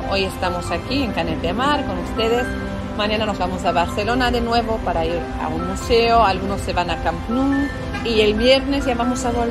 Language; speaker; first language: Spanish; non-native, learner; German